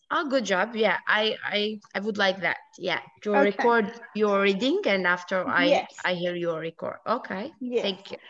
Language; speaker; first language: English; non-native, learner; Italian